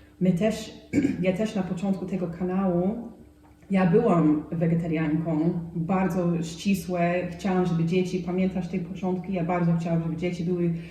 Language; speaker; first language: Polish; non-native, fluent; English